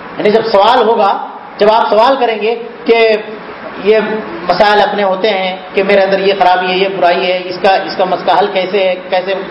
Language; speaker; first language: Urdu; native; Urdu